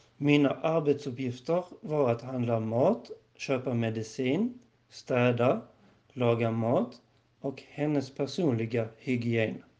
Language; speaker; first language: Swedish; non-native, learner; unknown